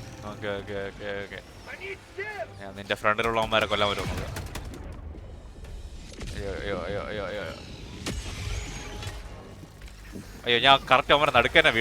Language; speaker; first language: Malayalam; native; Malayalam